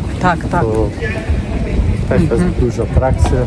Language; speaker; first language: Polish; non-native, learner; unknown